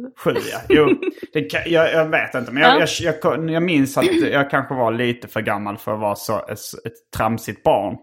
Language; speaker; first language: Swedish; native; Swedish